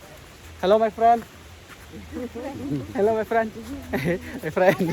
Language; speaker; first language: English; non-native, learner; Khmer